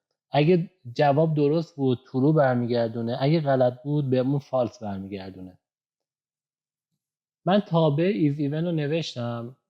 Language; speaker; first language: Persian; native; Persian